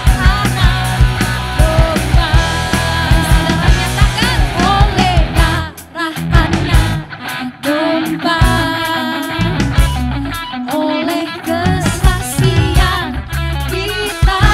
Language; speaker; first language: Indonesian; native; Indonesian